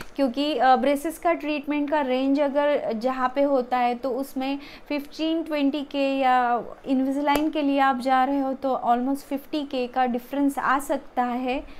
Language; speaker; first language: Hindi; non-native, local second language; Marathi